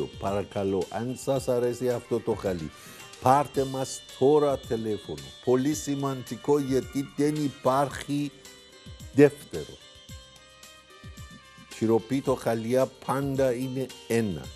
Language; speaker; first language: Greek; non-native, learner; Persian